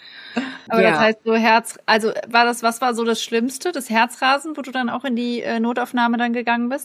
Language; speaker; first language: German; native; German